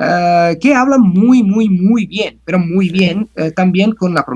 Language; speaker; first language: Spanish; non-native, fluent; Italian